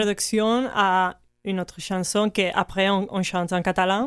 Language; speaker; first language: French; non-native, learner; Catalan